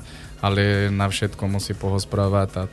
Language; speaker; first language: Slovak; non-native, learner; Portuguese